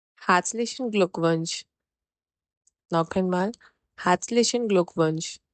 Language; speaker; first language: German; non-native, fluent; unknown